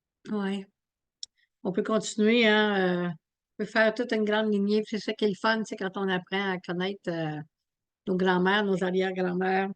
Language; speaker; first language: French; native; French